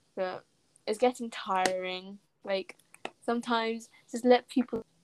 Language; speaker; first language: English; native; English